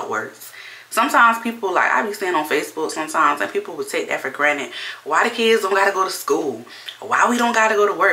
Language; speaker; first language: English; native; English